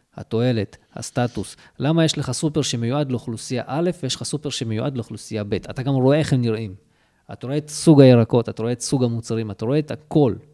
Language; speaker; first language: Hebrew; early bilingual, other home language; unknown